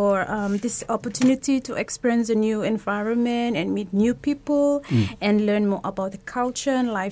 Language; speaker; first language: English; non-native, fluent; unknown